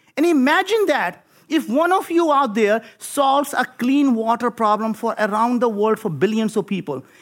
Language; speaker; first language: English; non-native, local second language; Hindi